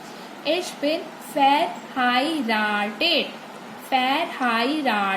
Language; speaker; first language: German; non-native, learner; Hindi